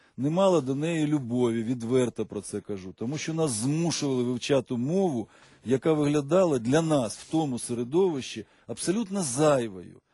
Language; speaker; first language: Ukrainian; non-native, local second language; Russian